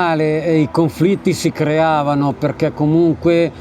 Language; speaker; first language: Italian; non-native, fluent; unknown